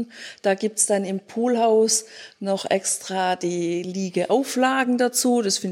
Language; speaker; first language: German; native; German